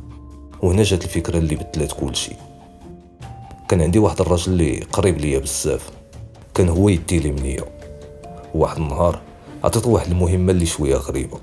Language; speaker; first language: Arabic; native; Arabic